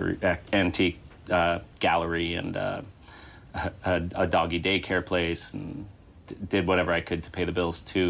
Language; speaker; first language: English; native; English